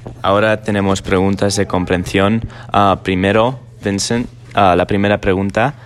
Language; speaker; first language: Spanish; non-native, learner; English